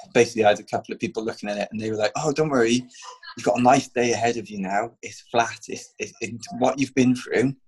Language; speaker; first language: English; native; English